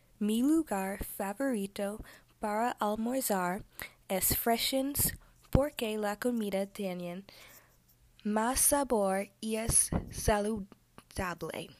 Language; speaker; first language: Spanish; non-native, learner; English